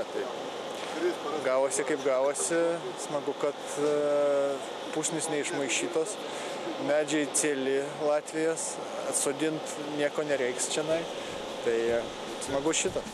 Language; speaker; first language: Lithuanian; native; Lithuanian